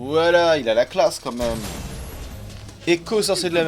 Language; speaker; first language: French; native; French